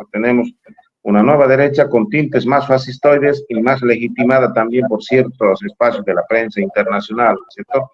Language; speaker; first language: Spanish; native; Spanish